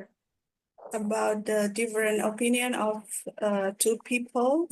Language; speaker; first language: English; non-native, learner; Indonesian